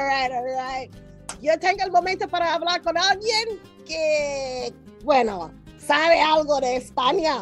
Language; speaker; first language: Spanish; non-native, learner; English